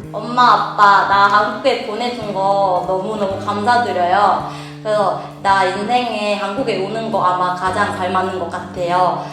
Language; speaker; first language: Korean; non-native, fluent; Vietnamese